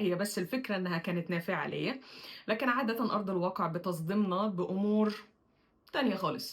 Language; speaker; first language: Arabic; native; Arabic